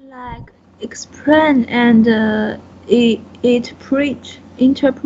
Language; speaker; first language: English; non-native, learner; Chinese